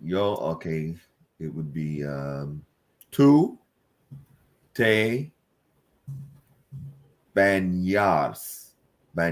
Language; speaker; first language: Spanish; non-native, learner; English